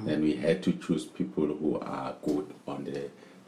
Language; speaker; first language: English; non-native, local second language; Zulu